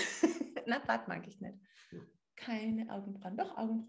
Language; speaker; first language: German; native; German